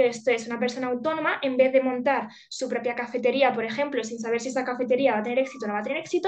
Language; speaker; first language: Spanish; native; Spanish